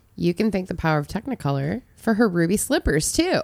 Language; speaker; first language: English; native; English